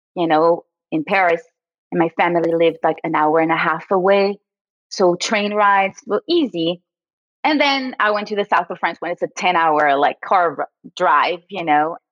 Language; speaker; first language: English; early bilingual, other home language; French